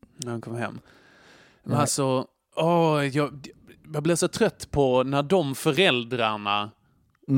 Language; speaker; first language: Swedish; native; Swedish